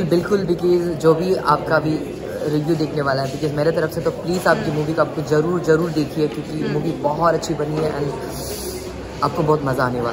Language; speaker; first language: Hindi; non-native, local second language; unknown